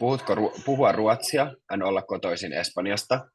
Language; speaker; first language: Finnish; non-native, fluent; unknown